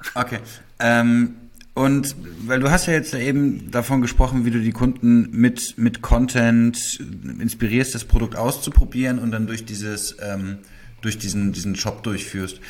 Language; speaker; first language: German; native; German